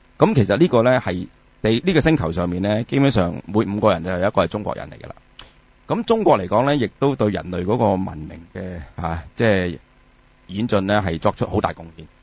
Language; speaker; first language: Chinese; non-native, local second language; Cantonese